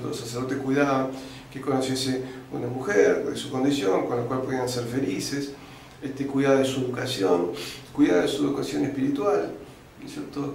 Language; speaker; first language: Spanish; native; Spanish